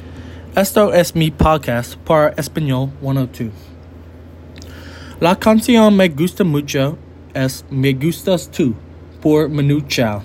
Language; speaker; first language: Spanish; non-native, learner; English